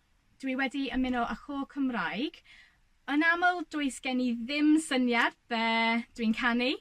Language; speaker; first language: Welsh; non-native, learner; English